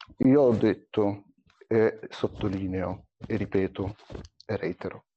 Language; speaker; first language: Italian; early bilingual, other home language; Arabic